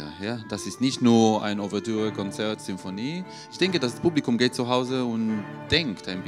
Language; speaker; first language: German; non-native, fluent; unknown